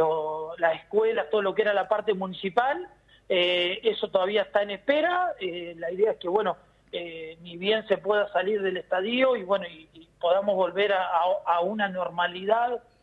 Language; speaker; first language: Spanish; native; Spanish